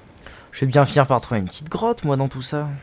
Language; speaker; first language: French; native; French